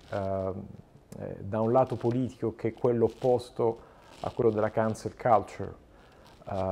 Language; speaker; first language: Italian; native; Italian